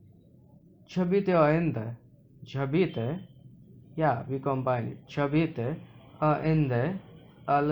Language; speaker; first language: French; non-native, learner; Hindi